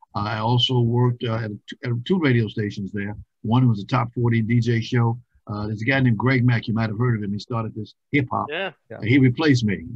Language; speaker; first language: English; native; English